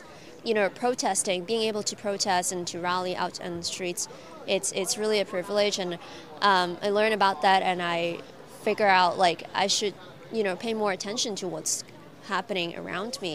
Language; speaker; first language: English; non-native, local second language; Cantonese